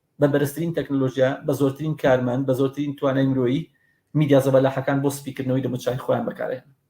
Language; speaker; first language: Central Kurdish; native; Central Kurdish